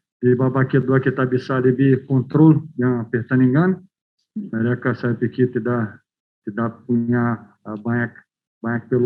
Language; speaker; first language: Indonesian; non-native, fluent; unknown